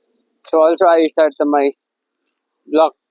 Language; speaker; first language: English; non-native, learner; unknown